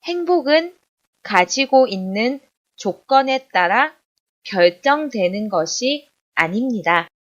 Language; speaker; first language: Korean; non-native, fluent; Chinese